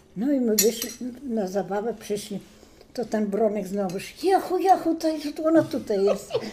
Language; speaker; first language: Polish; native; Polish